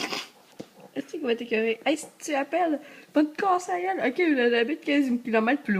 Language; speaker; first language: French; native; French